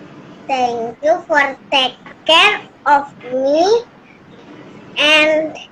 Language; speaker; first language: English; non-native, learner; Indonesian